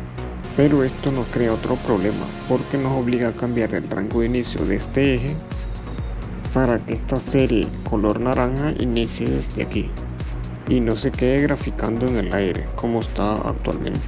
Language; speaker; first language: Spanish; native; Spanish